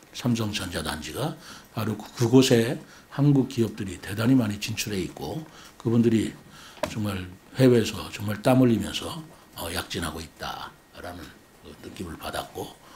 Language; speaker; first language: Korean; native; Korean